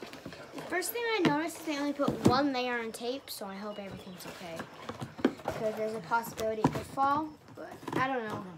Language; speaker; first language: English; native; English